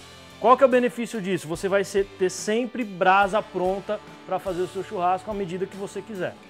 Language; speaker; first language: Portuguese; native; Portuguese